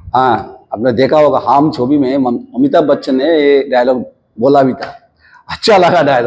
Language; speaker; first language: Hindi; non-native, local second language; Bangla